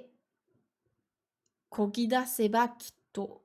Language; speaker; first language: French; native; French